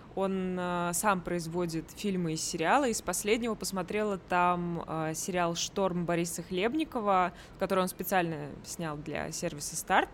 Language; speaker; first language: Russian; native; Russian